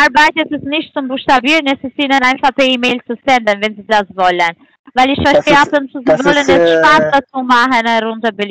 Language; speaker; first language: German; non-native, fluent; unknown